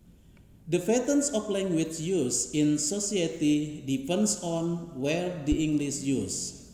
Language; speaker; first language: English; non-native, learner; Indonesian